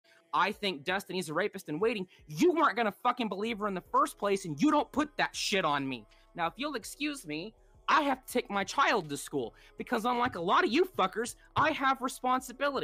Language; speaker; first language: English; native; English